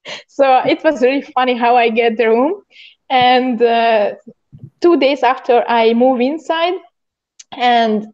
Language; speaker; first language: English; non-native, learner; Hungarian